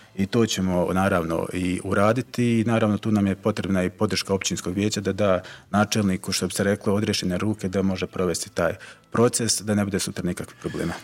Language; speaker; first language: Bosnian; native; Bosnian